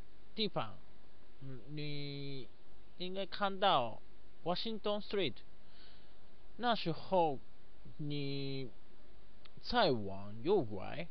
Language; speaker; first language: Chinese; non-native, learner; Japanese